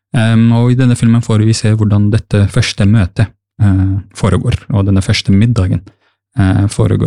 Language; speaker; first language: Norwegian; early bilingual, other home language; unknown